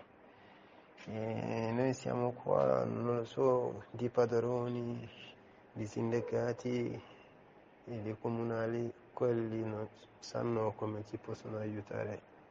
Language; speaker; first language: Italian; non-native, learner; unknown